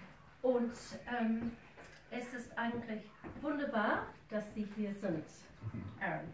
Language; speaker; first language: German; non-native, fluent; English